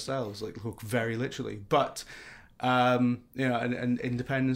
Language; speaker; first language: English; native; English